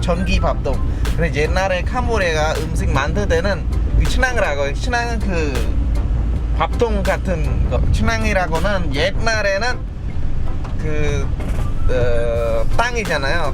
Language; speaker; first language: Korean; non-native, learner; Khmer